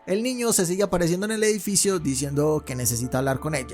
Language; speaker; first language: Spanish; native; Spanish